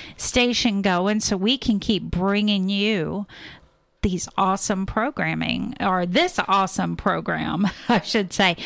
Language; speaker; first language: English; native; English